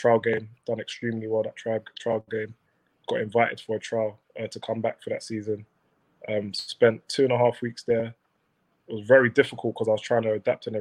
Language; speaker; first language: English; native; English